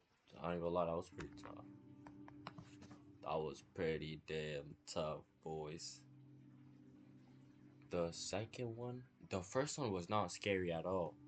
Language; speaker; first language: English; native; English